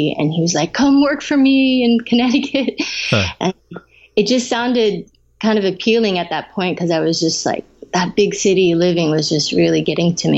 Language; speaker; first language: English; native; English